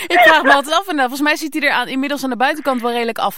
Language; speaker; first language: Dutch; native; Dutch